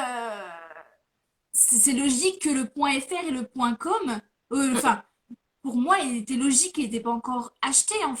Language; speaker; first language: French; native; French